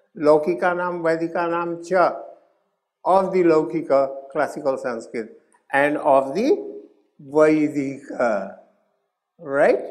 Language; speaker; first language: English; non-native, local second language; Hindi